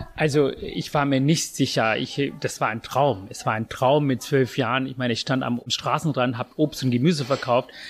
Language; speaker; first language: German; non-native, fluent; Tamil